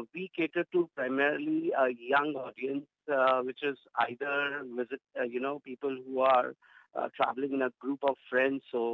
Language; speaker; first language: English; non-native, local second language; Gujarati